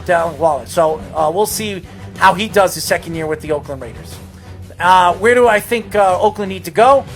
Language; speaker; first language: English; native; English